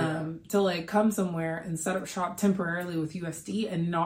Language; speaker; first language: English; native; English